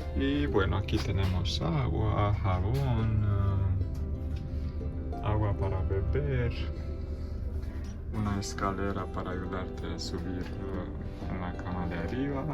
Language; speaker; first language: Spanish; non-native, fluent; Romanian